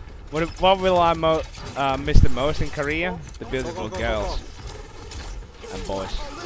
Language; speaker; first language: English; non-native, fluent; Finnish